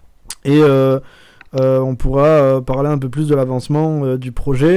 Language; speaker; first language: French; native; French